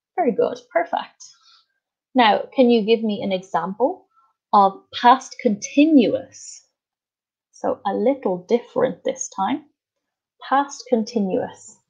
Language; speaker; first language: English; native; English